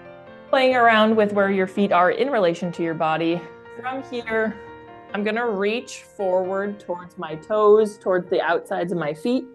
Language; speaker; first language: English; native; English